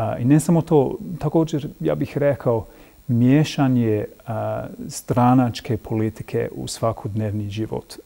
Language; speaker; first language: Croatian; non-native, fluent; English